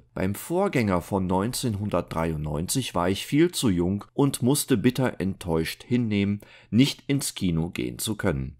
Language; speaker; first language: German; native; German